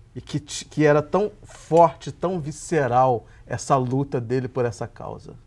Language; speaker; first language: Portuguese; native; Portuguese